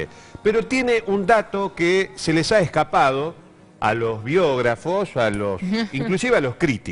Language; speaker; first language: Spanish; native; Spanish